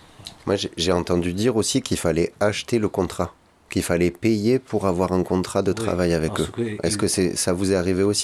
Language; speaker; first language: French; native; French